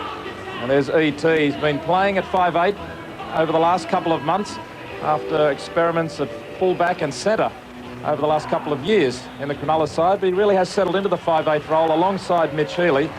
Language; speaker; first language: English; native; English